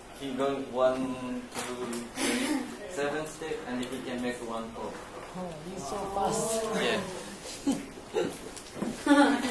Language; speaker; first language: English; non-native, learner; Chinese